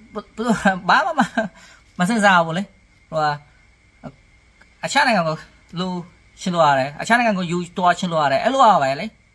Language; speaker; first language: Burmese; non-native, learner; Khmer